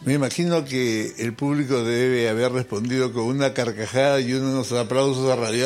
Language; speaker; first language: Spanish; native; Spanish